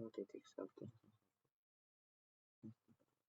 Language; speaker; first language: English; non-native, learner; Indonesian